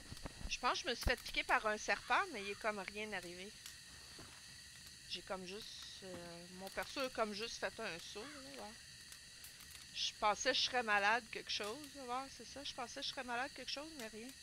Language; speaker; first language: French; native; French